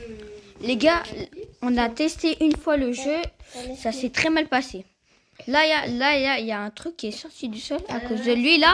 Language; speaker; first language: French; native; French